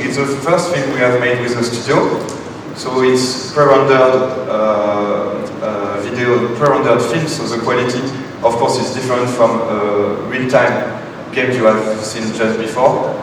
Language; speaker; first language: English; non-native, fluent; French